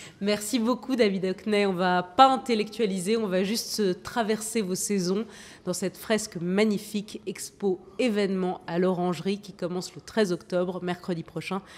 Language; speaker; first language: French; native; French